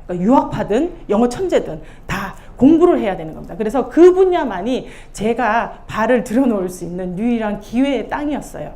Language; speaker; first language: Korean; native; Korean